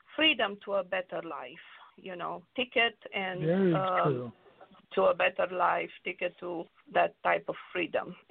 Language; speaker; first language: English; non-native, fluent; Romanian